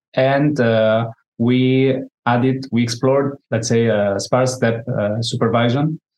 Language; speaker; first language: English; non-native, fluent; Spanish